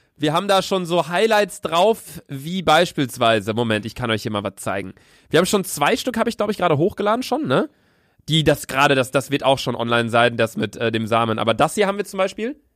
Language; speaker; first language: German; native; German